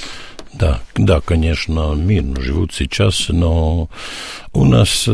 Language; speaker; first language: Russian; non-native, learner; Serbian